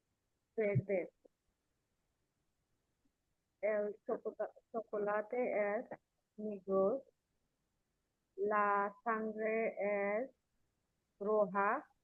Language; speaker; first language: Spanish; non-native, learner; Bangla